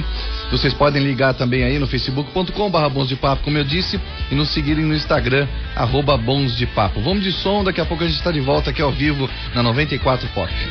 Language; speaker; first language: Portuguese; native; Portuguese